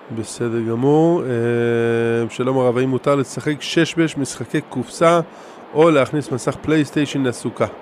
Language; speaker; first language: Hebrew; native; Hebrew